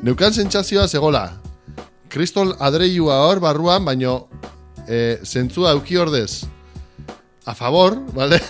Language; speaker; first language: Basque; early bilingual, heritage; Basque